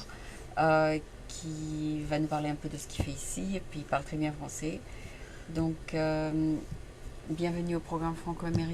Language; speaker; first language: French; native; French